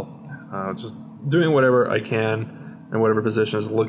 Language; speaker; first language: English; native; English